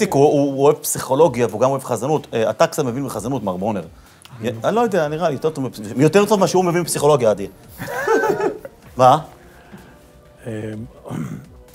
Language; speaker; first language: Hebrew; native; Hebrew